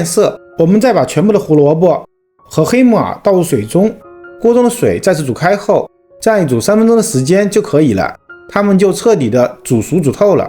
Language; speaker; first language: Chinese; native; Chinese